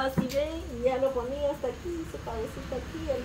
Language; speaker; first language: Spanish; native; Spanish